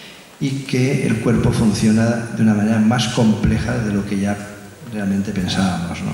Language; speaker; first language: Spanish; native; Spanish